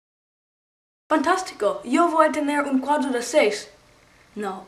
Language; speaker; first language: Spanish; non-native, learner; English